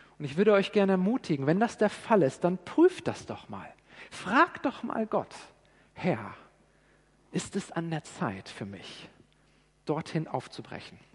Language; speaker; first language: German; native; German